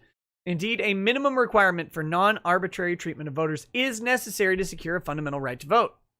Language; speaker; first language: English; native; English